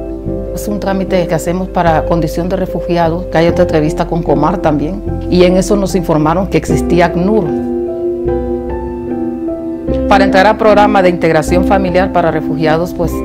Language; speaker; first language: Spanish; native; Spanish